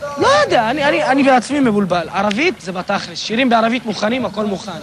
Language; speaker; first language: Hebrew; non-native, local second language; Arabic